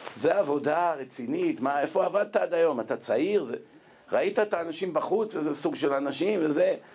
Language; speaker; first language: Hebrew; native; Hebrew